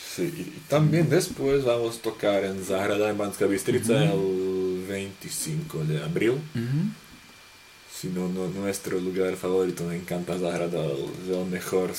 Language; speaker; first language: Spanish; non-native, fluent; Slovak